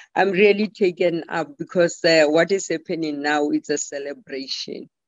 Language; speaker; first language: English; non-native, local second language; Tswana